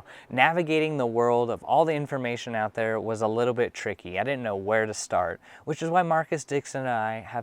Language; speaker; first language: English; native; English